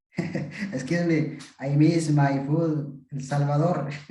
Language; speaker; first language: English; non-native, learner; Spanish